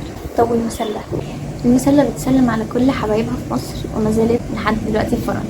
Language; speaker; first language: Arabic; native; Arabic